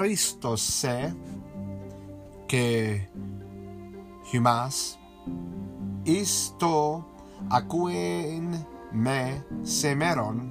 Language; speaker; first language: Greek; non-native, learner; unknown